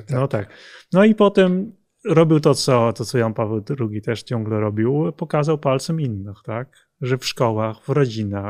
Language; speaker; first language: Polish; non-native, fluent; Dutch